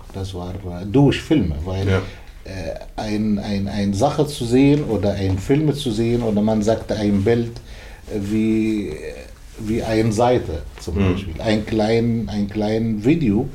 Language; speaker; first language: German; non-native, learner; Arabic